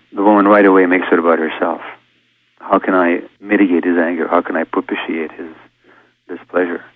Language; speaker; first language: English; early bilingual, other home language; Hungarian